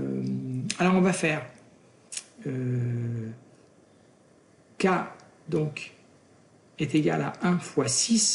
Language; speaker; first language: French; native; French